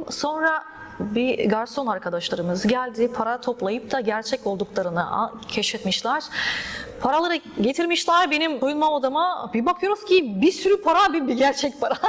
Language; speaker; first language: Turkish; early bilingual, other home language; Russian